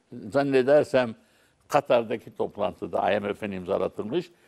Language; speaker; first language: Turkish; non-native, local second language; Arabic